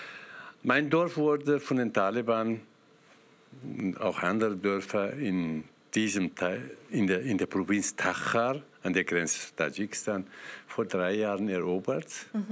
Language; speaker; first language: German; non-native, fluent; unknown